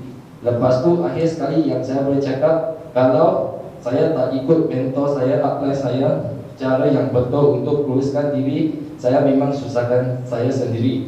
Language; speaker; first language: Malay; non-native, local second language; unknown